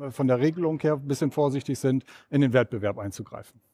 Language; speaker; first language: German; native; German